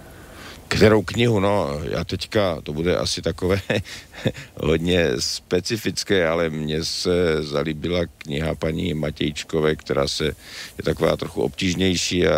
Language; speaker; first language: Czech; native; Czech